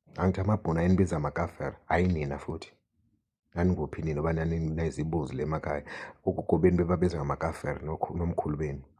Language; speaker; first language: Zulu; native; Zulu